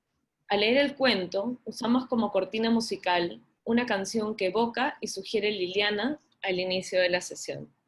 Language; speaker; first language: Spanish; native; Spanish